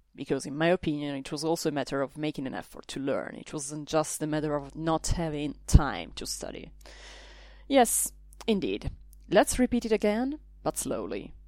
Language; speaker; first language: English; non-native, fluent; Italian